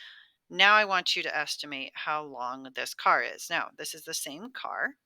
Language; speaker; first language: English; native; English